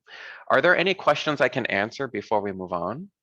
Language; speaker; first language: English; native; English